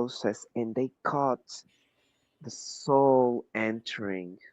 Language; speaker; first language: English; non-native, fluent; Portuguese